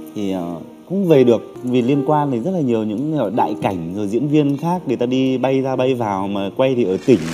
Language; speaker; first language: Vietnamese; native; Vietnamese